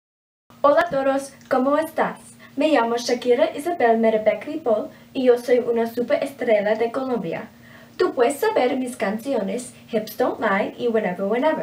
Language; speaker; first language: Spanish; non-native, learner; English